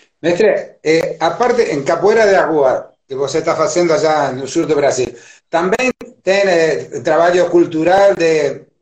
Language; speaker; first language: Portuguese; non-native, learner; Spanish